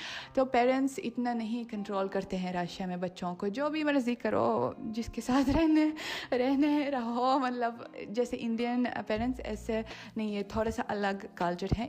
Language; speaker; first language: Hindi; non-native, fluent; Russian